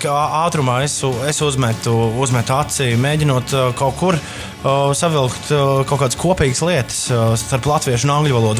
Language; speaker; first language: Latvian; native; Latvian